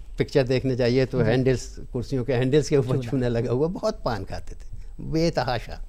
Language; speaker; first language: Urdu; native; Urdu